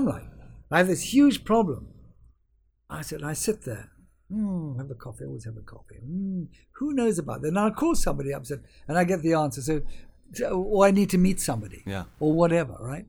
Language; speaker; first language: English; native; English